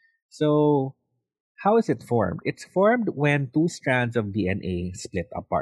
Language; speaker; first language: English; non-native, local second language; Filipino